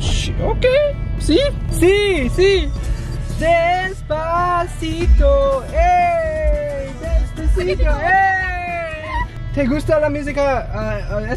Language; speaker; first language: Spanish; non-native, learner; English